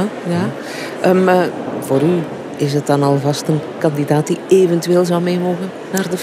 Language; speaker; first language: Dutch; native; Dutch